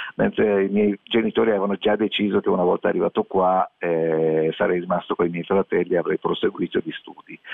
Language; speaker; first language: Italian; non-native, fluent; Persian